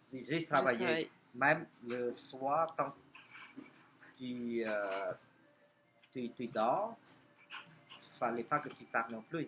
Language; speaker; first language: French; non-native, fluent; Khmer